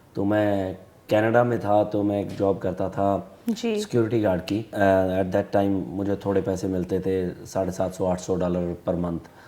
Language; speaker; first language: Hindi; non-native, local second language; Punjabi